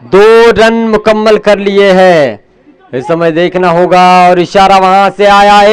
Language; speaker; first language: Hindi; non-native, local second language; Marathi